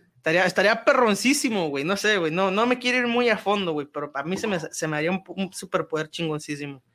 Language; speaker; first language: Spanish; native; Spanish